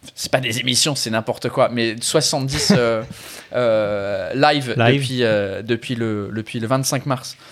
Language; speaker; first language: French; non-native, fluent; English